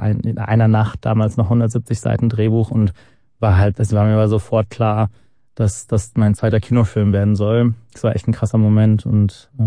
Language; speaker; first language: German; native; German